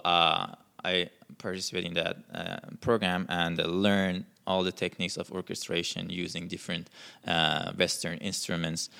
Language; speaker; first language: English; non-native, fluent; Persian